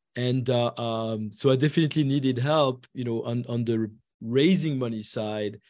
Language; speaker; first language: English; non-native, fluent; French